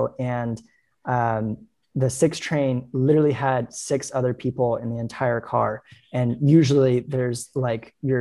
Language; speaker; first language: English; native; English